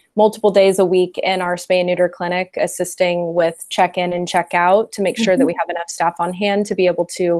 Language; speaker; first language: English; native; English